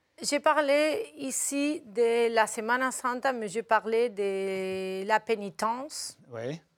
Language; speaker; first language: French; non-native, learner; Spanish